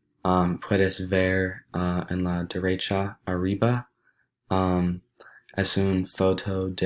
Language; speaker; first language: Spanish; non-native, learner; English